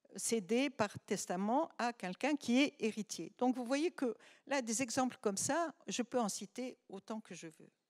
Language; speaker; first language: French; non-native, local second language; Arabic